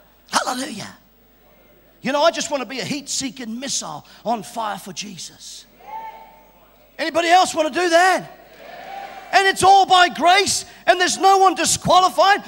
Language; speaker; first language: English; native; English